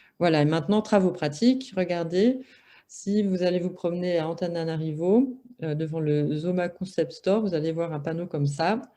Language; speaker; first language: French; native; French